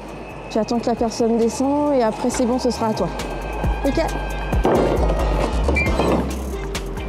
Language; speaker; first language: French; native; French